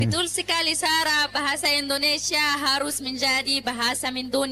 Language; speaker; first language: Indonesian; non-native, learner; Arabic